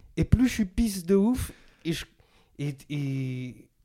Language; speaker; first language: French; native; French